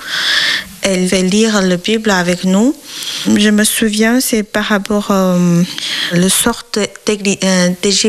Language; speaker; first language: French; non-native, learner; Chinese